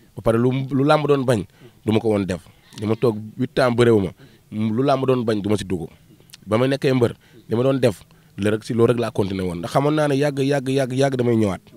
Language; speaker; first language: Wolof; non-native, local second language; Fula